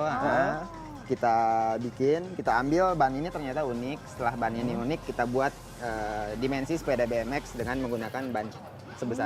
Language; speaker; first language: Indonesian; native; Indonesian